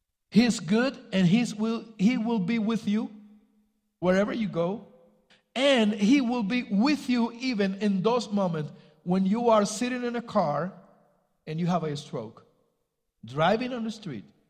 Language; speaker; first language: English; non-native, fluent; Spanish